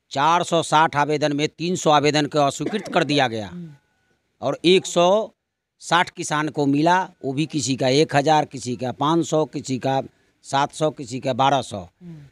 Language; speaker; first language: Hindi; native; Hindi